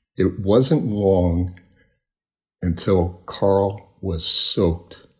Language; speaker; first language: English; native; English